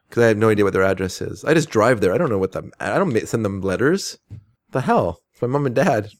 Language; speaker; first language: English; native; English